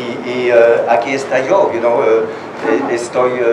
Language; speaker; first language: Spanish; non-native, learner; French